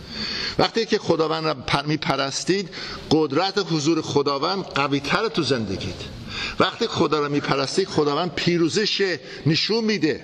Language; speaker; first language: Persian; non-native, fluent; English